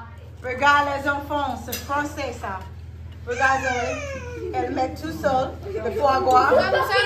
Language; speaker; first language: French; non-native, learner; English